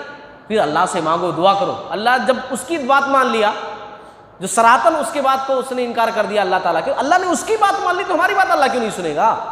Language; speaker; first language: Urdu; native; Urdu